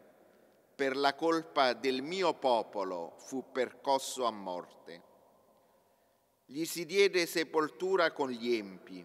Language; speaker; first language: Italian; native; Italian